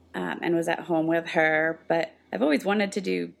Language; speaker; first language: English; native; English